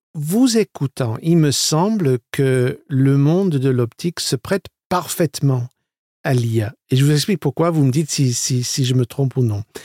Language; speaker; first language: French; non-native, fluent; English